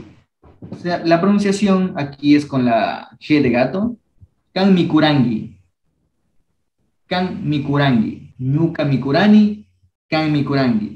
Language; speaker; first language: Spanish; non-native, local second language; Quechua